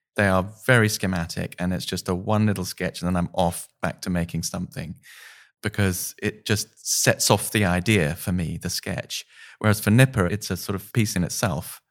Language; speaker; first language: English; native; English